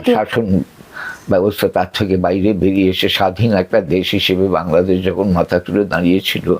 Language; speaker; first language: Bangla; early bilingual, other home language; Sylheti